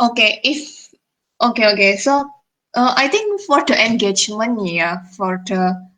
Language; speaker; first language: English; non-native, fluent; Indonesian